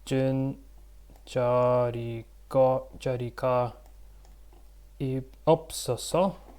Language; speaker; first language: Korean; non-native, learner; Russian